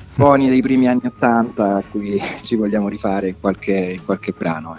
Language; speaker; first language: Italian; native; Italian